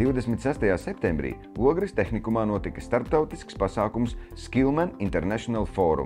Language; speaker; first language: Latvian; native; Latvian